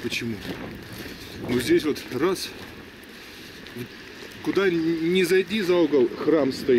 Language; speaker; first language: Russian; native; Russian